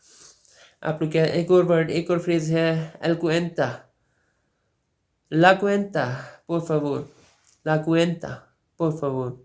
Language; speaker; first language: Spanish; non-native, learner; Urdu